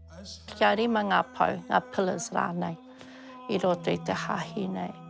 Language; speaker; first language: Māori; non-native, local second language; English